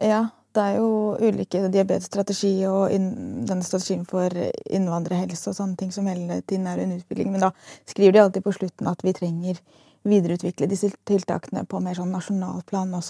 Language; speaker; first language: Norwegian; native; Norwegian